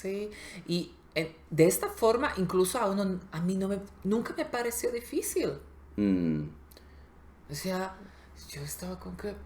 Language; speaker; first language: Spanish; non-native, fluent; Slovak